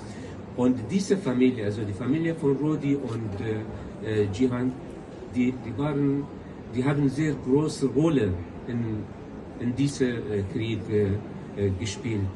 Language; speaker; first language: German; non-native, local second language; Kurdish